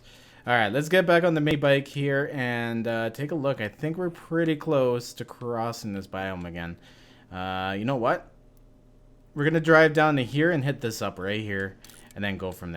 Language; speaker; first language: English; native; English